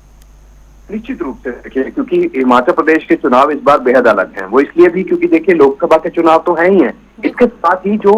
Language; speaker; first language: Hindi; native; Hindi